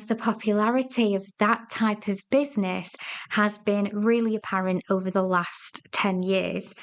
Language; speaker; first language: English; native; English